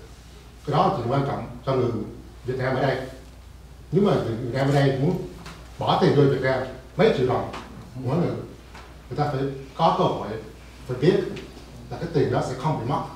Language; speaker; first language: Vietnamese; early bilingual, heritage; English